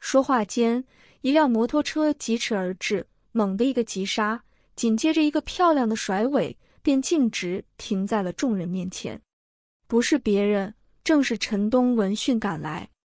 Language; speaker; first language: Chinese; native; Chinese